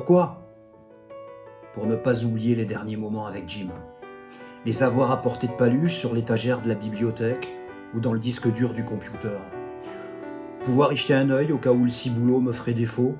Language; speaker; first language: French; native; French